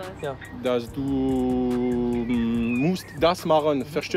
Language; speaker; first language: German; non-native, learner; French